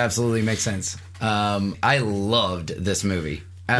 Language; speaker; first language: English; native; English